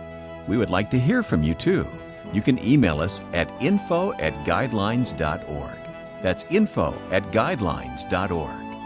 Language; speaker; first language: English; native; English